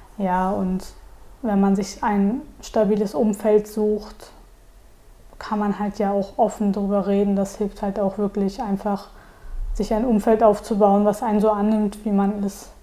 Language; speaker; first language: German; early bilingual, other home language; Turkish